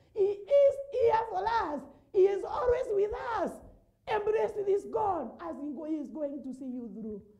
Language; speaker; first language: English; non-native, local second language; Swahili